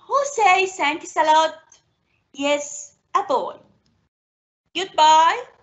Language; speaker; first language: English; non-native, fluent; Arabic